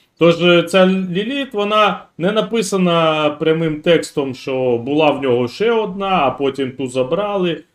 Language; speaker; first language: Ukrainian; non-native, local second language; Russian